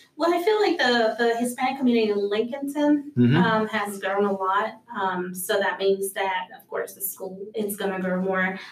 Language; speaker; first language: English; early bilingual, other home language; Spanish